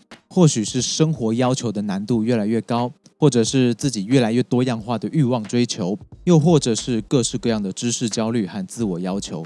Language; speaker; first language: Chinese; native; Chinese